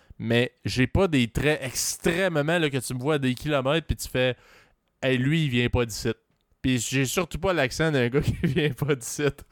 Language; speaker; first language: French; native; French